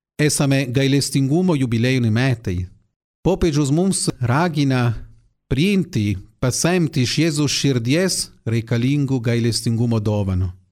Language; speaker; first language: Lithuanian; non-native, fluent; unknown